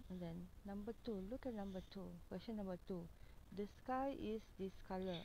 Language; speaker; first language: English; non-native, local second language; Malay